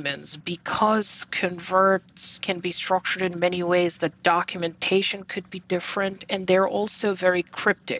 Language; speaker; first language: English; non-native, local second language; Bangla